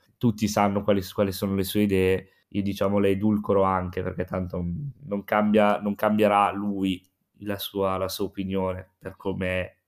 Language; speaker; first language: Italian; native; Italian